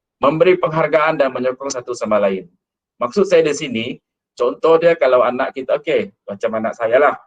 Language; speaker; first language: Malay; non-native, local second language; Iban